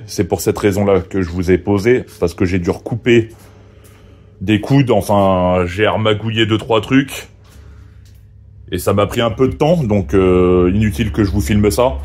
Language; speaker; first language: French; native; French